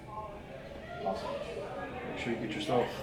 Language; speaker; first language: English; native; English